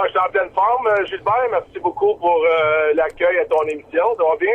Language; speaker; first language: French; native; French